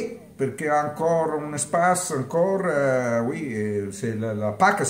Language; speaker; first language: French; non-native, learner; Italian